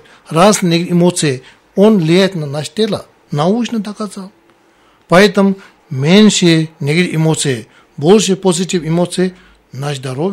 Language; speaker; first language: Russian; non-native, learner; Tibetan